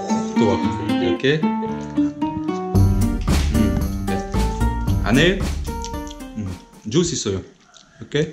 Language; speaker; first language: Korean; non-native, learner; French